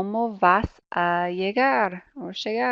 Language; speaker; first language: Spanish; non-native, fluent; English